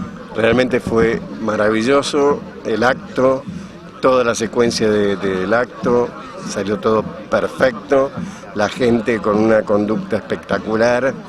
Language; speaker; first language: Spanish; native; Spanish